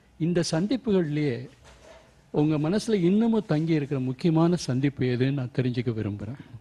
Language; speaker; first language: Tamil; native; Tamil